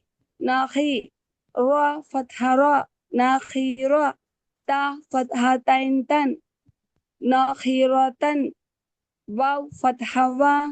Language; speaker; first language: Arabic; non-native, learner; Telugu